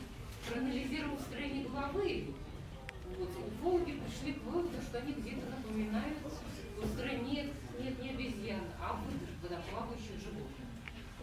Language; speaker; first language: Russian; native; Russian